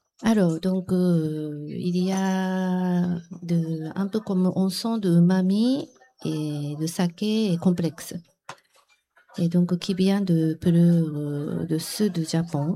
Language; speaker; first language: French; non-native, learner; Japanese